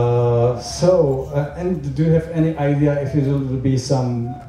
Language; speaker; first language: English; non-native, fluent; Czech